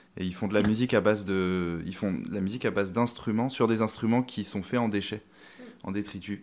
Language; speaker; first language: French; native; French